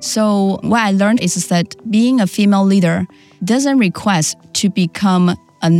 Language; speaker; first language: English; non-native, fluent; Chinese